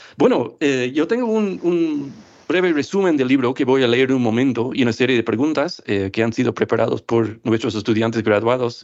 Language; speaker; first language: Spanish; non-native, fluent; English